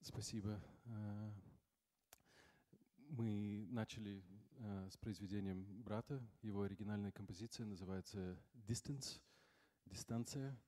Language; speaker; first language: Russian; early bilingual, heritage; Russian